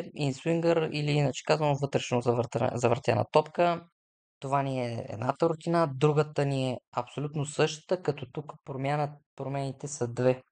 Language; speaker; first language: Bulgarian; native; Bulgarian